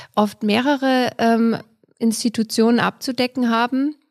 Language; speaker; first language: German; native; German